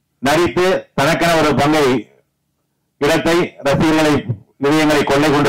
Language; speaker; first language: Tamil; native; Tamil